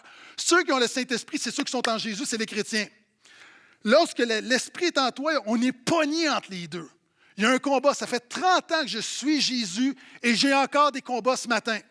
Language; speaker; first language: French; native; French